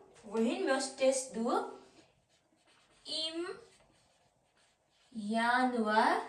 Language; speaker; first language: German; non-native, fluent; Nepali